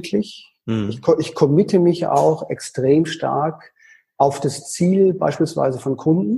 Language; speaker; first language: German; native; German